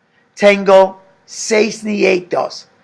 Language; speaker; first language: Spanish; non-native, fluent; English